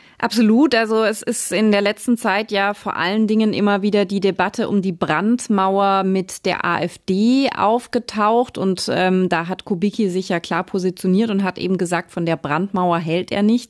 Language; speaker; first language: German; native; German